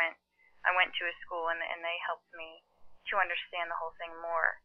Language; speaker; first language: English; early bilingual, other home language; Chinese